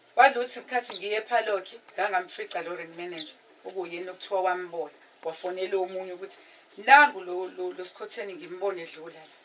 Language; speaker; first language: Zulu; native; Zulu